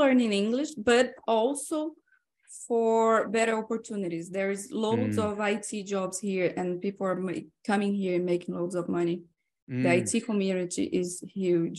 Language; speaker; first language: English; non-native, fluent; Portuguese